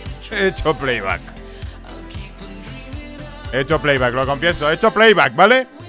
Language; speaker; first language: Spanish; native; Spanish